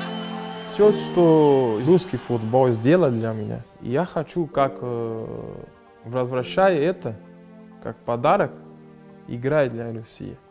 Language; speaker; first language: Russian; non-native, fluent; Portuguese